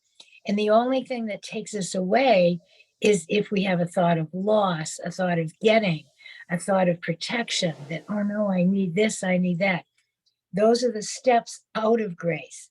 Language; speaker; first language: English; native; English